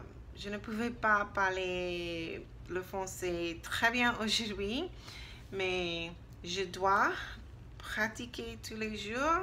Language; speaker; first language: French; non-native, learner; English